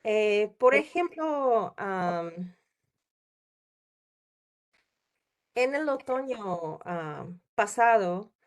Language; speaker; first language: Spanish; non-native, learner; Czech